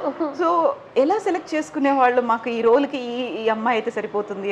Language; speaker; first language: Telugu; native; Telugu